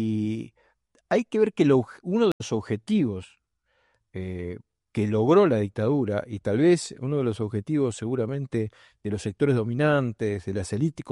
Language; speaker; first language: Spanish; native; Spanish